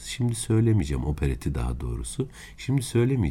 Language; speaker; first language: Turkish; native; Turkish